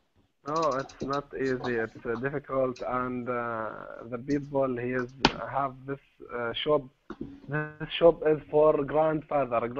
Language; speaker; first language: English; non-native, learner; Arabic